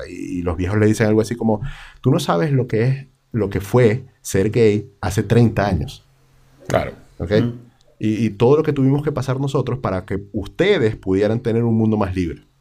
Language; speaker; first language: Spanish; native; Spanish